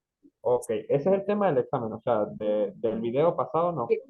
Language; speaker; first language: Spanish; native; Spanish